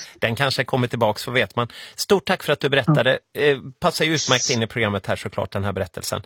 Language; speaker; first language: Swedish; native; Swedish